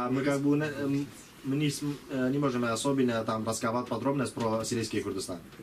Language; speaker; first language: Russian; non-native, learner; Kurdish